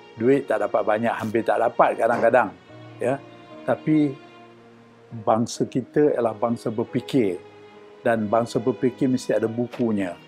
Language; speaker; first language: Malay; native; Malay